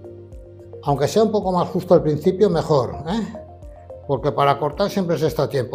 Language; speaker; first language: Spanish; native; Spanish